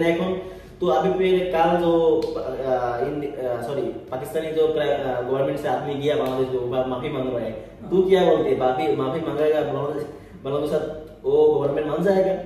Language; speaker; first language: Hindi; non-native, learner; Bangla